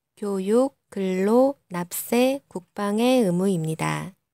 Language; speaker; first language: Korean; non-native, learner; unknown